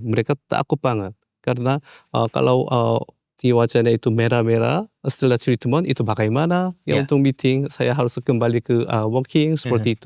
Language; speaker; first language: Indonesian; non-native, learner; Korean